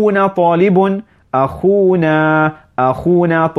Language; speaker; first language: Arabic; non-native, fluent; English